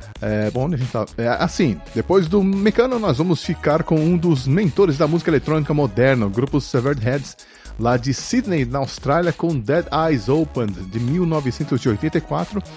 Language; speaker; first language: Portuguese; native; Portuguese